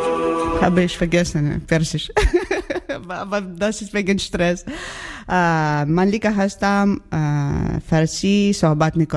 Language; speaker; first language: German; non-native, learner; Ukrainian